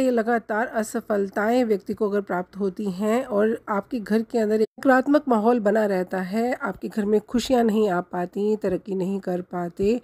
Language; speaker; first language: Hindi; native; Hindi